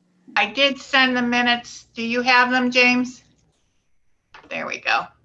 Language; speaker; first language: English; native; English